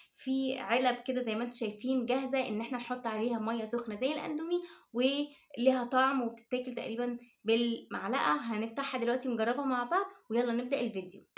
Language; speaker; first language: Arabic; native; Arabic